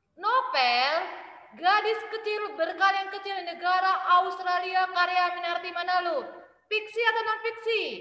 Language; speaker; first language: Indonesian; native; Indonesian